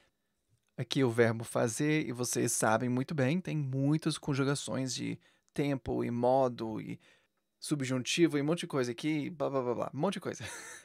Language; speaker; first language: Portuguese; non-native, fluent; English